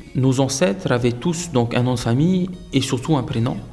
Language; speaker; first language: French; native; French